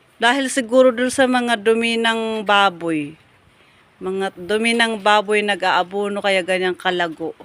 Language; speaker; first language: Filipino; non-native, local second language; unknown